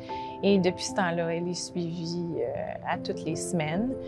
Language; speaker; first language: French; native; French